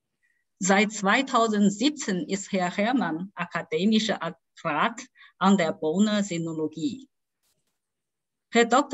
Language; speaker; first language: German; non-native, fluent; Chinese